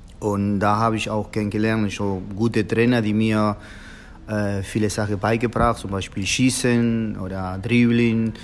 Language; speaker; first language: German; non-native, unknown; Spanish